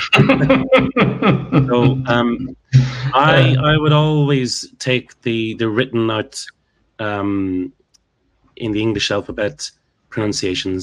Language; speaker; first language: English; native; English